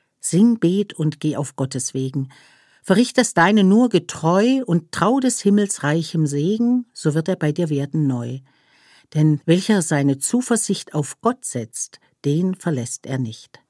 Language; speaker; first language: German; native; German